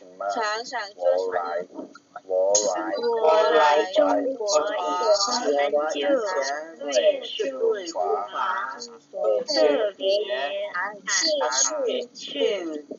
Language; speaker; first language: Chinese; non-native, learner; Lao